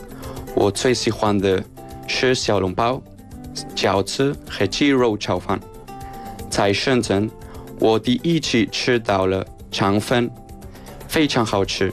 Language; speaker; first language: Chinese; non-native, fluent; Spanish